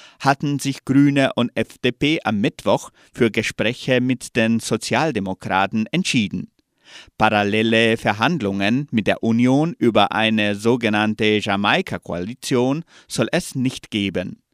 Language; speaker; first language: German; native; German